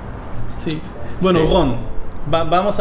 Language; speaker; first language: Spanish; non-native, fluent; English